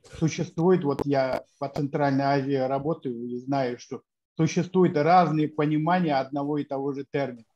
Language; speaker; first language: Russian; non-native, local second language; Kazakh